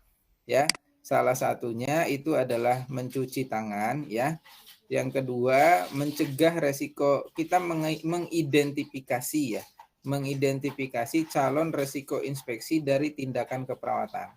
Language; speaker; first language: Indonesian; native; Indonesian